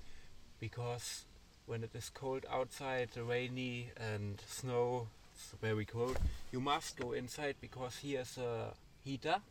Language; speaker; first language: English; non-native, learner; German